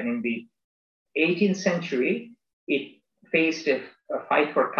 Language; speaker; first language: English; non-native, local second language; Bangla